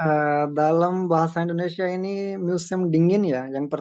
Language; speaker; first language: Indonesian; non-native, learner; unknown